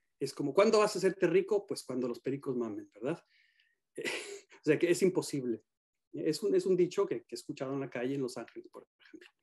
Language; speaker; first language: Spanish; native; Spanish